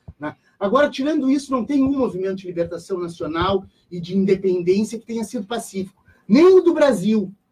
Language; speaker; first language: Portuguese; native; Portuguese